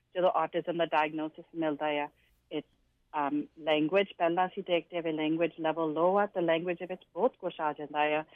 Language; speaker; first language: English; early bilingual, other home language; Punjabi